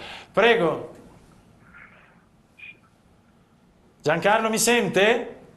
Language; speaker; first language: Italian; native; Italian